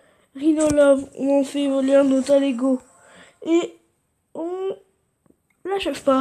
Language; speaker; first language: French; native; French